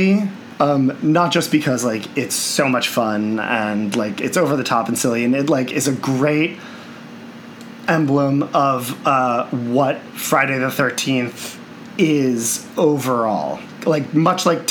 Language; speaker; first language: English; native; English